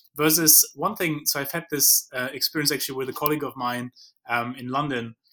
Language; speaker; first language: English; non-native, fluent; German